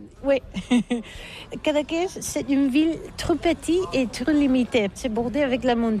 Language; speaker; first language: French; non-native, learner; Catalan